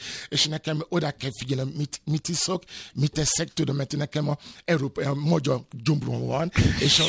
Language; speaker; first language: Hungarian; non-native, fluent; Yoruba